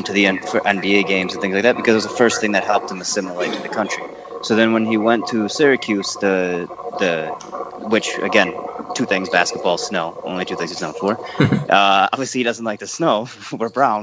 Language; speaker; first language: English; native; English